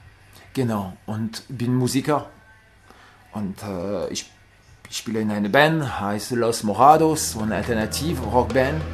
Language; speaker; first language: German; non-native, learner; French